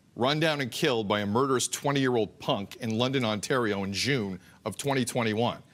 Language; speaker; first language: English; native; English